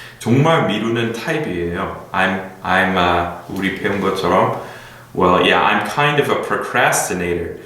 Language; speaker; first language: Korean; non-native, fluent; English